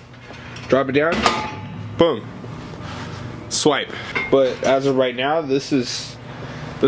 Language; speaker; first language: English; native; English